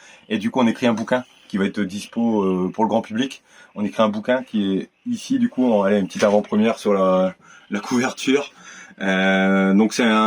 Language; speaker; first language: French; native; French